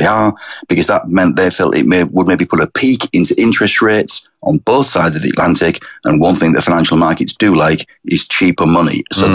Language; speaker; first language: English; native; English